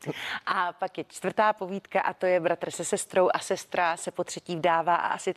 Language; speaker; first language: Czech; native; Czech